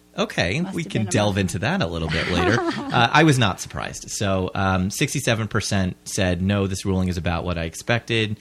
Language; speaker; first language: English; native; English